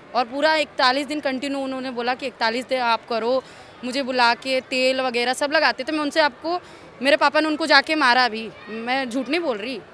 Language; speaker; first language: Hindi; native; Hindi